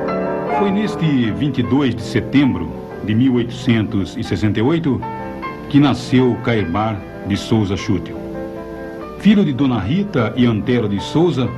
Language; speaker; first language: Portuguese; native; Portuguese